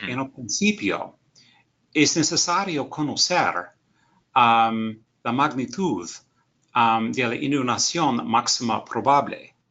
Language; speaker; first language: Spanish; non-native, learner; English